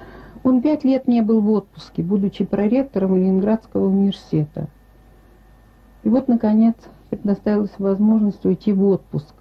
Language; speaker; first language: Russian; native; Russian